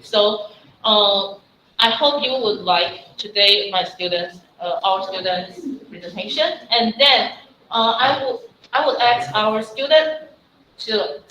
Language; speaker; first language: English; non-native, fluent; Chinese